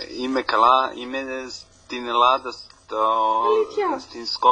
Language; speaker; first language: Greek; non-native, learner; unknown